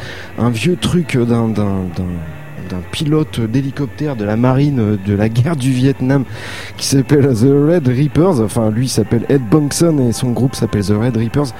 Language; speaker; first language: French; native; French